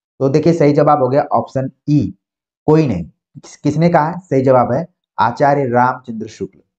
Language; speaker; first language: Hindi; native; Hindi